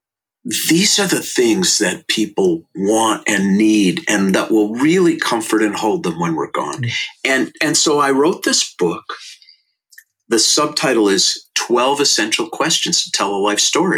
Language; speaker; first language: English; native; English